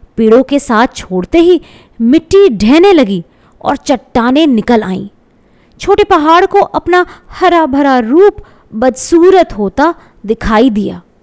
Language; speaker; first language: Hindi; non-native, local second language; Bangla